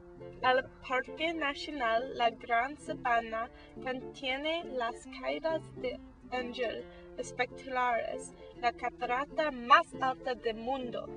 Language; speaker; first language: Spanish; non-native, learner; English